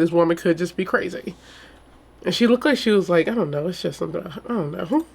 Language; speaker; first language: English; native; English